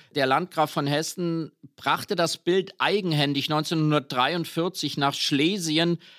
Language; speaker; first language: German; native; German